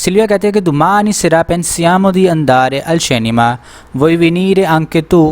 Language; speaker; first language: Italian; non-native, learner; Urdu